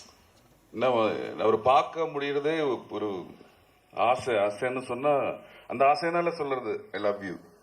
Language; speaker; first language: Tamil; non-native, learner; Malayalam